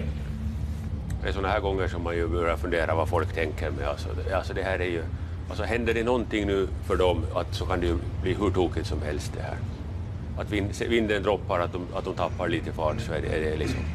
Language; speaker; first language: Swedish; native; Swedish